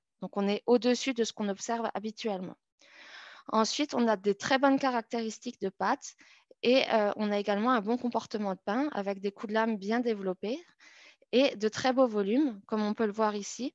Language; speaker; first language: French; native; French